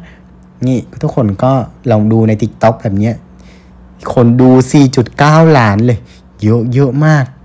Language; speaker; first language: Thai; non-native, fluent; Vietnamese